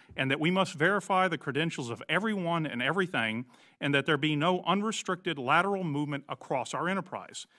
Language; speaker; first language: English; native; English